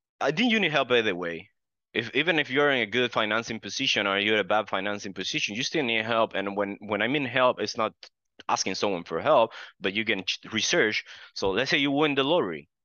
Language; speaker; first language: English; non-native, fluent; Spanish